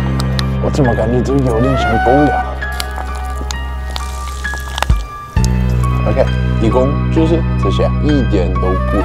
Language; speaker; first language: Chinese; non-native, fluent; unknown